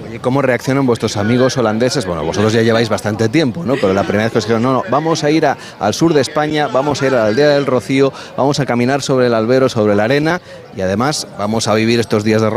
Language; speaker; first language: Spanish; native; Spanish